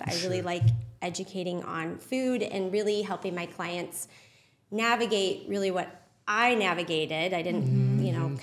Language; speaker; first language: English; native; English